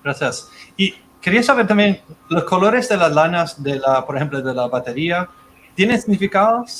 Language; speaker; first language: Spanish; non-native, fluent; English